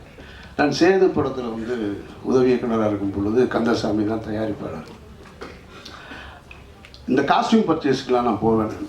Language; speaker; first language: Tamil; native; Tamil